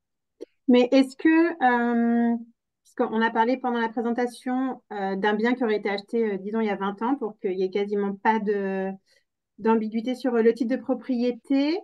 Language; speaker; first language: French; native; French